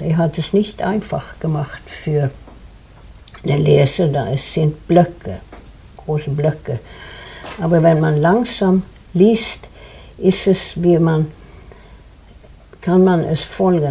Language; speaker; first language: German; non-native, fluent; Swedish